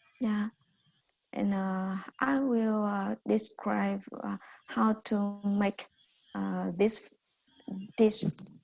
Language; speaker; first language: English; non-native, learner; Vietnamese